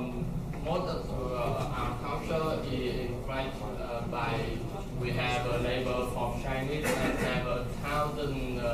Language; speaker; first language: English; non-native, learner; Vietnamese